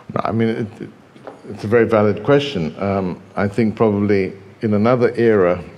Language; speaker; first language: English; native; English